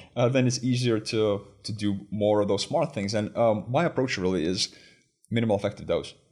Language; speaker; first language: English; non-native, fluent; Lithuanian